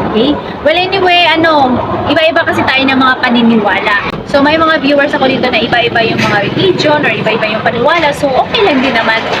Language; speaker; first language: Filipino; non-native, local second language; Cebuano